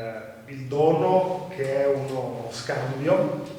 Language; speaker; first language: Italian; native; Italian